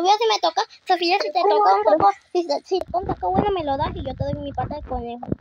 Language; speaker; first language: Spanish; native; Spanish